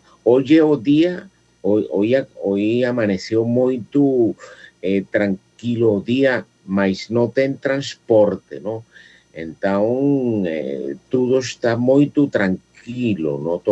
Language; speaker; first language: Portuguese; non-native, fluent; Spanish